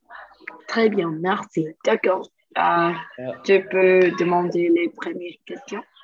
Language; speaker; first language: French; non-native, learner; Spanish